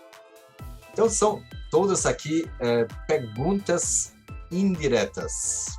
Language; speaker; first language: Portuguese; non-native, fluent; German